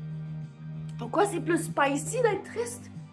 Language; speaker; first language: French; native; French